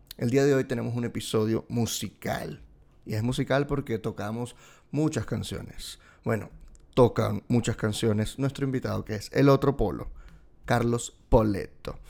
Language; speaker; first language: Spanish; native; Spanish